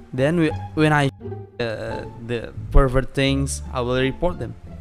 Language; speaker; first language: English; non-native, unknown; Indonesian